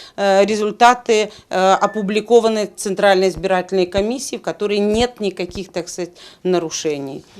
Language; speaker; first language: Russian; native; Russian